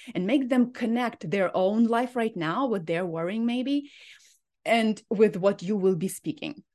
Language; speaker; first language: English; non-native, fluent; Ukrainian